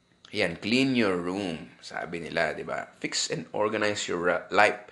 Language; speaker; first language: English; non-native, local second language; Filipino